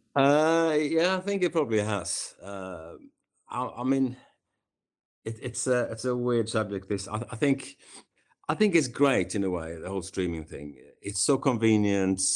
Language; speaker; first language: English; non-native, fluent; Swedish